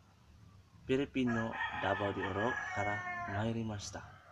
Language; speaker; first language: Japanese; non-native, learner; Cebuano